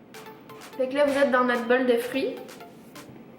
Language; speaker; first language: French; native; French